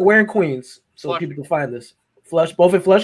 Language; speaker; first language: English; native; English